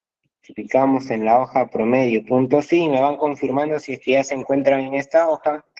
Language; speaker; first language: Spanish; native; Spanish